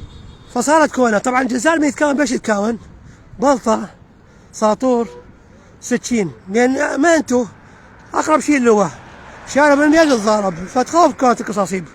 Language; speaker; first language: Arabic; native; Arabic